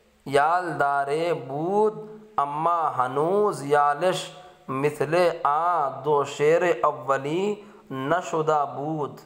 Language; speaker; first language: Persian; non-native, fluent; Urdu